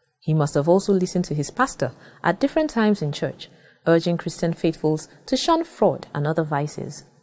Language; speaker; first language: English; non-native, local second language; Yoruba